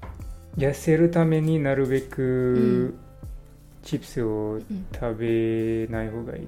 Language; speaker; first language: Japanese; non-native, learner; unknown